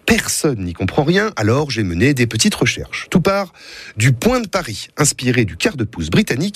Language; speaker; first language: French; native; French